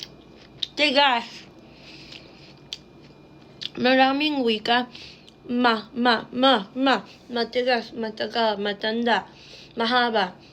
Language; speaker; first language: Filipino; non-native, learner; English